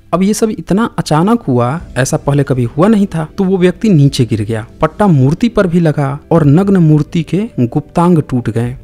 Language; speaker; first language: Hindi; native; Hindi